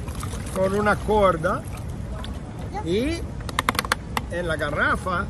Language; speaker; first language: Spanish; non-native, fluent; English